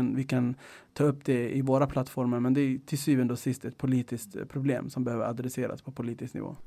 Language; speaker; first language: Swedish; early bilingual, other home language; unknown